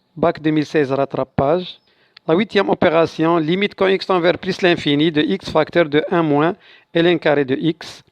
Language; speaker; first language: French; non-native, local second language; Arabic